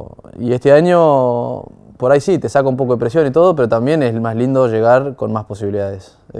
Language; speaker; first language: Spanish; native; Spanish